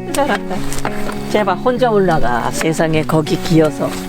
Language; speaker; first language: Korean; native; Korean